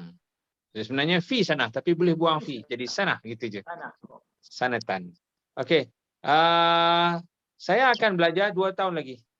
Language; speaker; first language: Indonesian; non-native, local second language; Malay